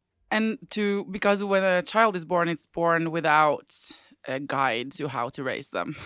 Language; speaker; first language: English; non-native, fluent; Norwegian